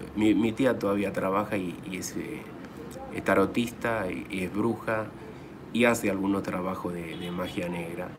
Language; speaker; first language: Spanish; native; Spanish